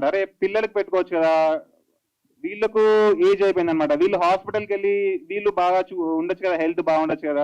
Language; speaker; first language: Telugu; native; Telugu